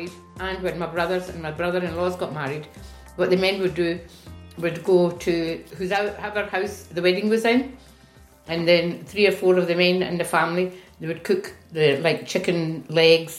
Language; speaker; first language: English; native; English